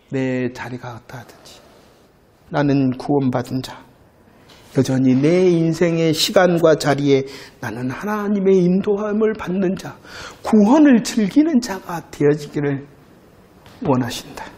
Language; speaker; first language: Korean; native; Korean